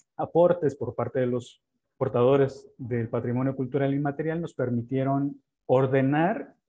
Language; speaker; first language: Spanish; native; Spanish